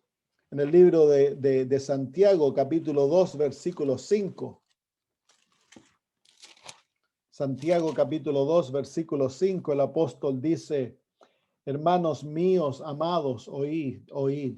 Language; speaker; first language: Spanish; native; Spanish